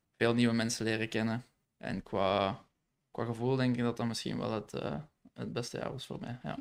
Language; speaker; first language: Dutch; native; Dutch